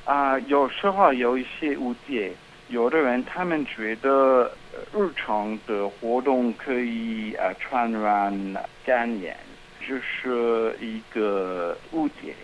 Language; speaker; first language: Chinese; non-native, fluent; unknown